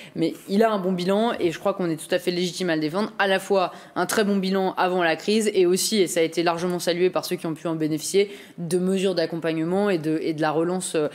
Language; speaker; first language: French; native; French